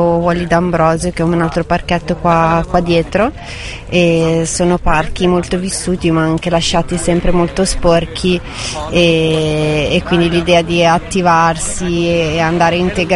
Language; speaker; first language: Italian; native; Italian